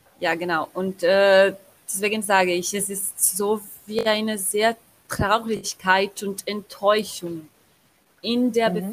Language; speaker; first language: German; non-native, learner; Portuguese